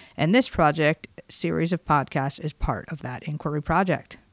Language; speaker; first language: English; native; English